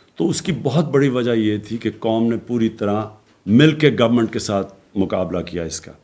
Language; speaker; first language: Urdu; native; Urdu